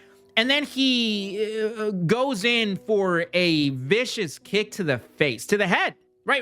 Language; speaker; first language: English; native; English